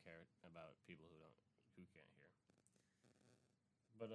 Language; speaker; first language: English; native; English